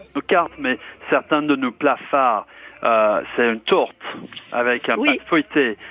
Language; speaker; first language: French; non-native, fluent; English